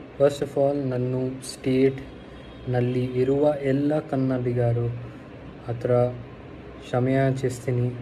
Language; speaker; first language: Kannada; non-native, learner; Hindi